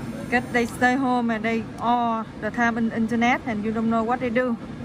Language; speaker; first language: English; non-native, learner; Vietnamese